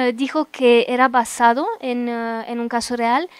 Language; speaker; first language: Spanish; non-native, fluent; Romanian